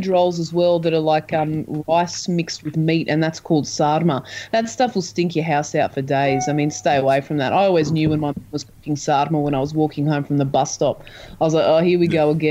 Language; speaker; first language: English; non-native, local second language; Croatian